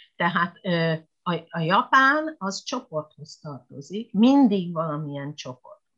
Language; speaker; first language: Hungarian; non-native, fluent; Japanese